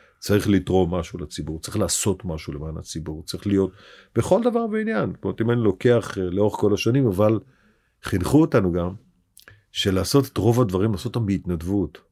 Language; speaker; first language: Hebrew; native; Hebrew